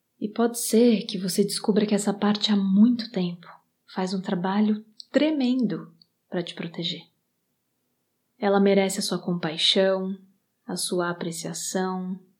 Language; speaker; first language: Portuguese; native; Portuguese